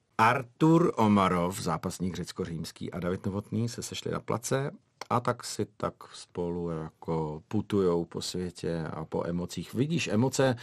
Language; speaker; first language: Czech; native; Czech